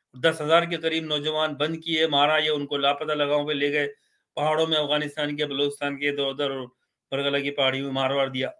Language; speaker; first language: Urdu; native; Urdu